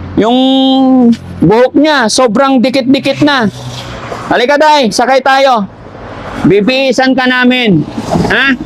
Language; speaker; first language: Filipino; native; Filipino